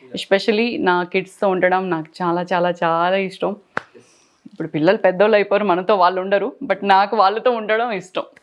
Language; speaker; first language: Telugu; native; Telugu